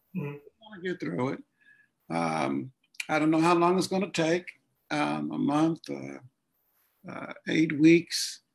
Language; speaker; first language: English; native; English